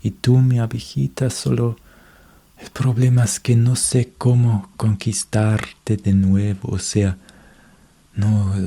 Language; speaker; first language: Spanish; non-native, fluent; German